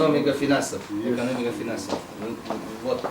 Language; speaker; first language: Russian; non-native, fluent; Chinese